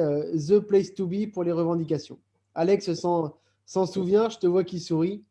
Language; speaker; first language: French; native; French